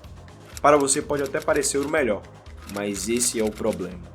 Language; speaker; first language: Portuguese; native; Portuguese